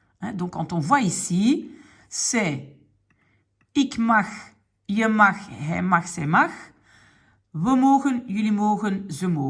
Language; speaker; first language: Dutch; non-native, local second language; French